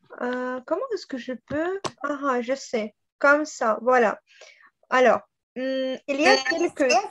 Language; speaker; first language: French; non-native, fluent; Russian